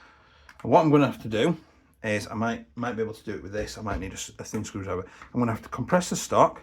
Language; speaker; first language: English; native; English